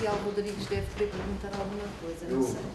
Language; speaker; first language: Portuguese; native; Portuguese